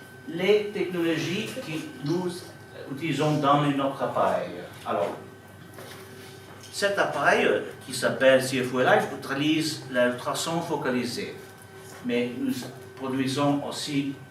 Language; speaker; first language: French; non-native, fluent; Italian